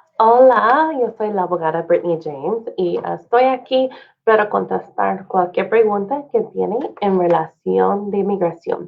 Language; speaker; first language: Spanish; non-native, fluent; English